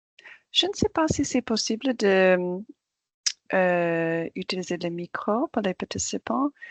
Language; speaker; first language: French; non-native, fluent; English